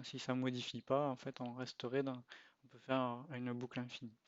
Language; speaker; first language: French; native; French